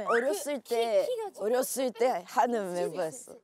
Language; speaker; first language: Korean; non-native, learner; Japanese